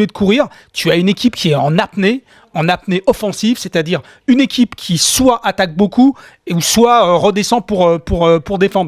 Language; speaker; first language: French; native; French